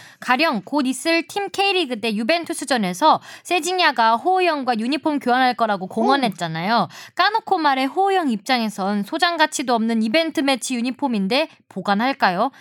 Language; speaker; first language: Korean; native; Korean